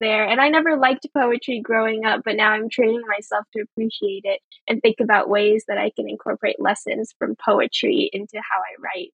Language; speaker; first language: English; early bilingual, other home language; Chinese